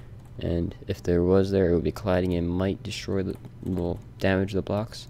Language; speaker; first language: English; native; English